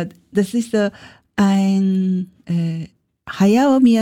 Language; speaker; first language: German; non-native, learner; Japanese